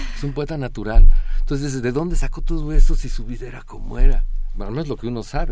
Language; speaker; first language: Spanish; native; Spanish